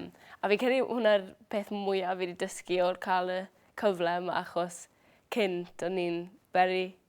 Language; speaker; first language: Welsh; native; Welsh